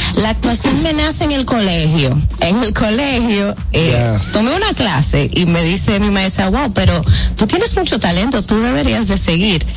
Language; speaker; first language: Spanish; early bilingual, heritage; Spanish